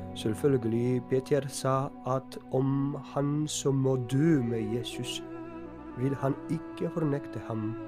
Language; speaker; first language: Norwegian; non-native, fluent; Polish